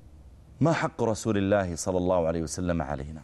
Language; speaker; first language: Arabic; native; Arabic